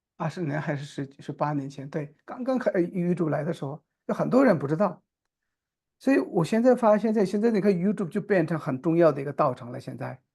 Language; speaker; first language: Chinese; non-native, local second language; Tibetan